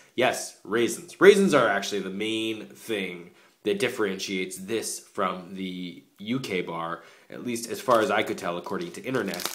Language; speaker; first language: English; native; English